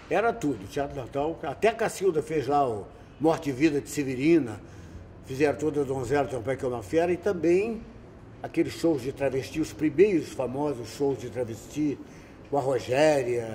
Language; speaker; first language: Portuguese; native; Portuguese